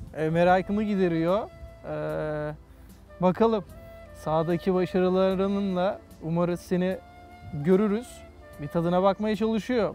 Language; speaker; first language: Turkish; native; Turkish